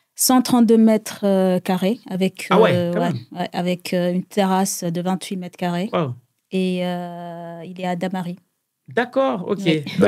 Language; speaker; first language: French; non-native, local second language; Rundi